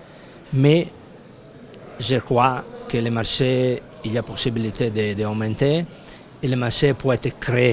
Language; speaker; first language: French; non-native, fluent; Italian